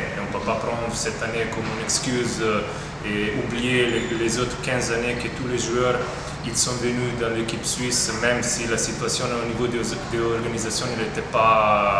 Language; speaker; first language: French; non-native, fluent; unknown